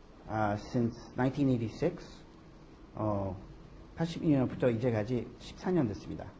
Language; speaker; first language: Korean; non-native, learner; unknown